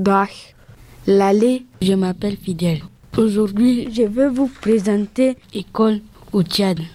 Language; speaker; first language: French; non-native, learner; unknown